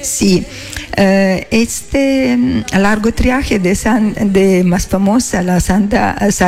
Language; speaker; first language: Spanish; non-native, learner; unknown